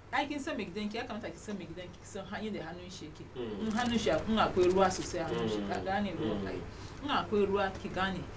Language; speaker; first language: Hausa; non-native, local second language; Igbo